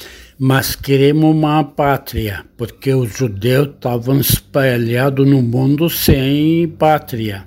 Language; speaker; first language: Portuguese; non-native, learner; Arabic